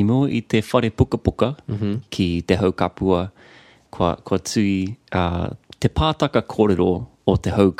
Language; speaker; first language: Māori; non-native, local second language; English